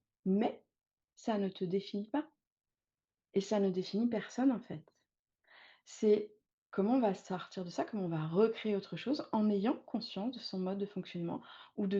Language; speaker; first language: French; native; French